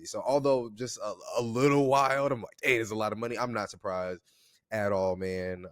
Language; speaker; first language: English; native; English